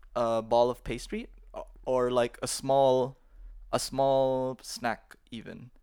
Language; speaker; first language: English; non-native, local second language; Filipino